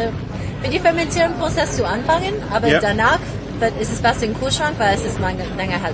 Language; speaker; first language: German; non-native, learner; Korean